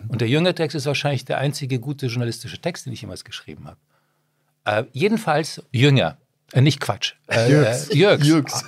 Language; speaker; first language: German; early bilingual, other home language; Czech